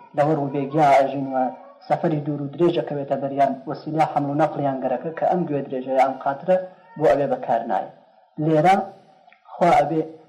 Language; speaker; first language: Central Kurdish; native; Central Kurdish